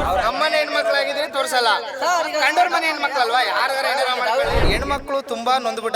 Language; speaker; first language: Kannada; native; Kannada